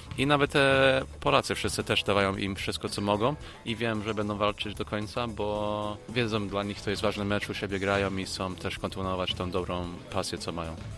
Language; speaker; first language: Polish; early bilingual, heritage; Polish